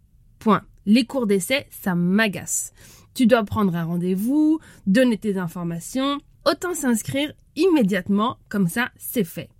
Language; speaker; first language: French; native; French